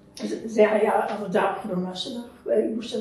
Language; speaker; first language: Hebrew; native; Hebrew